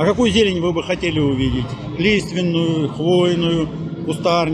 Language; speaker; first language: Russian; native; Russian